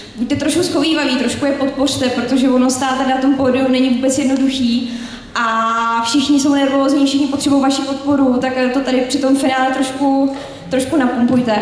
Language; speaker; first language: Czech; native; Czech